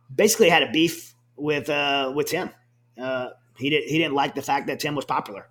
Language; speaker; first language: English; native; English